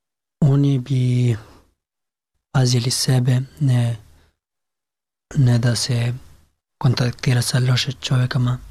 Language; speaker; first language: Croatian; non-native, learner; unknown